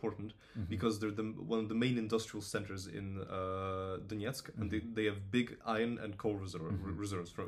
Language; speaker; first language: English; non-native, fluent; Polish